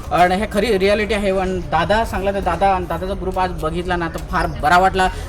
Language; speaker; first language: Marathi; native; Marathi